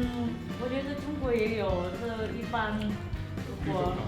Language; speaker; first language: Chinese; non-native, fluent; Indonesian